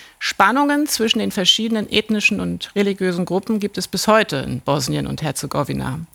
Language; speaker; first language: German; native; German